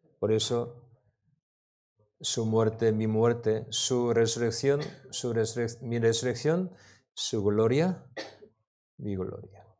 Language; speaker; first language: Spanish; non-native, learner; Korean